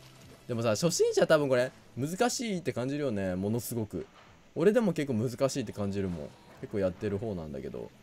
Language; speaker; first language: Japanese; native; Japanese